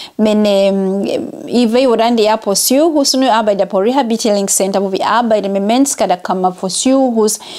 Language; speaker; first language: Danish; non-native, fluent; Ganda